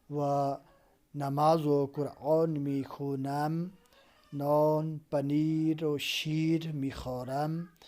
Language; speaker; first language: Persian; non-native, fluent; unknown